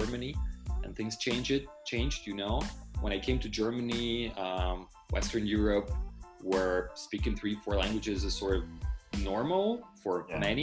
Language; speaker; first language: English; non-native, fluent; Russian